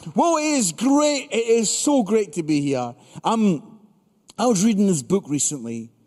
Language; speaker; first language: English; native; English